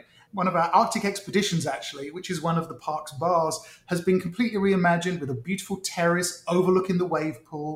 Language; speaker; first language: English; native; English